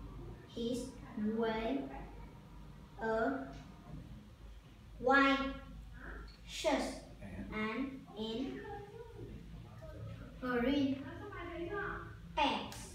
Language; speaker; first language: English; non-native, learner; Vietnamese